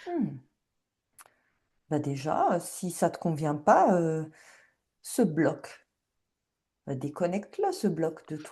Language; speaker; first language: French; native; French